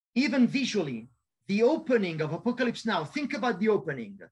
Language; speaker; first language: English; non-native, fluent; Italian